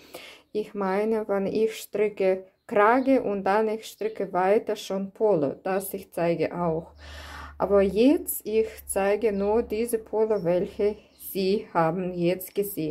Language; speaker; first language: German; non-native, learner; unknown